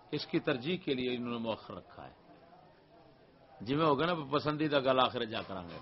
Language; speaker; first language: Urdu; non-native, local second language; Punjabi